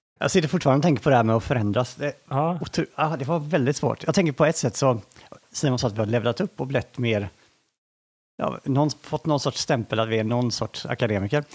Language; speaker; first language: Swedish; native; Swedish